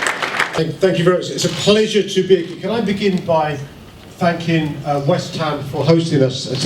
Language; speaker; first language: English; native; English